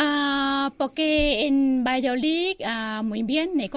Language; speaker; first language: Spanish; non-native, learner; Thai